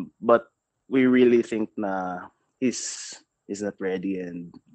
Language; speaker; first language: English; non-native, local second language; Filipino